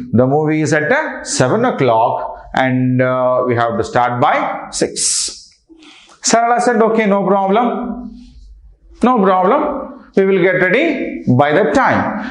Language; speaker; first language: English; non-native, local second language; Telugu